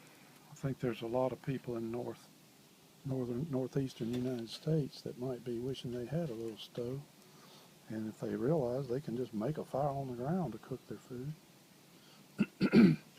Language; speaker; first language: English; native; English